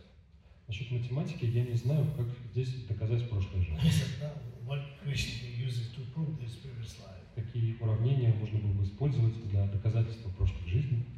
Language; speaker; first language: Russian; native; Russian